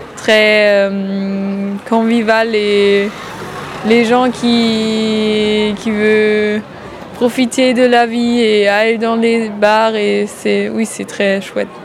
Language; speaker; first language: French; non-native, fluent; German